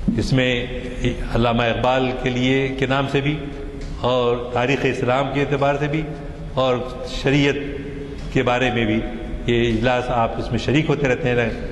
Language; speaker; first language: Urdu; native; Urdu